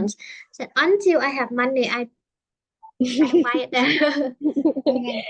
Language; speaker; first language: English; non-native, fluent; Vietnamese